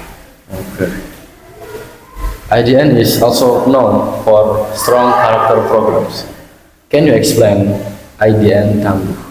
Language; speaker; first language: English; non-native, learner; Indonesian